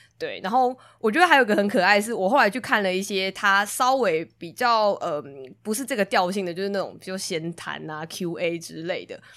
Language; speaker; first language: Chinese; native; Chinese